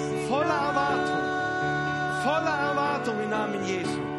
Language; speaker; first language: German; non-native, fluent; Spanish